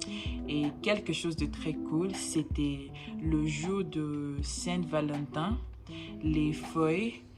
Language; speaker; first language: French; non-native, learner; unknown